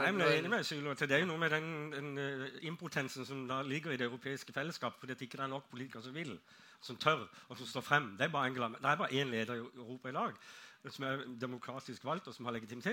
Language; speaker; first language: Norwegian; native; Norwegian